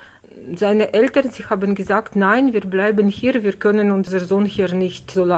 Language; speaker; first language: German; non-native, fluent; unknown